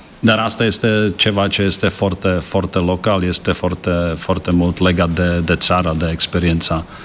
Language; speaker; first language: Romanian; non-native, learner; Czech